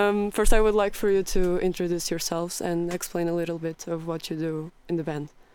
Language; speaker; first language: English; non-native, fluent; Portuguese